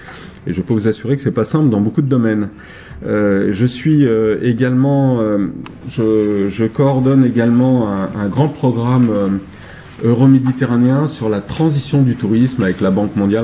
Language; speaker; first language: French; native; French